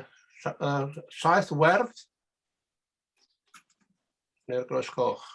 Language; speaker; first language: Welsh; native; Welsh